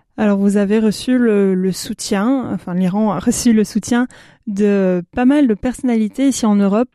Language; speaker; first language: French; native; French